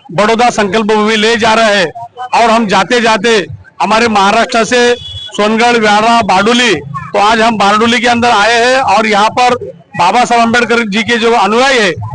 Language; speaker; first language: Hindi; non-native, local second language; Marathi